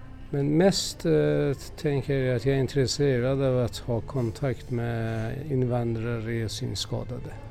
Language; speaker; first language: Swedish; non-native, fluent; Persian